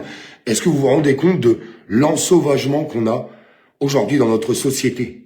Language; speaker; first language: French; native; French